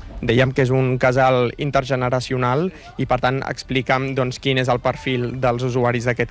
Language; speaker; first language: Catalan; native; Catalan